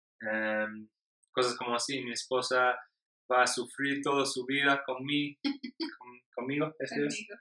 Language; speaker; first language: Spanish; non-native, learner; English